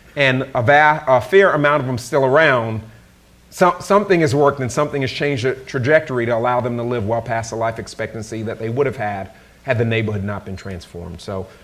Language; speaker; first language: English; native; English